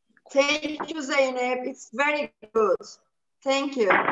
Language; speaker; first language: English; non-native, fluent; Turkish